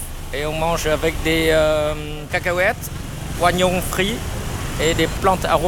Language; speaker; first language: French; non-native, fluent; Vietnamese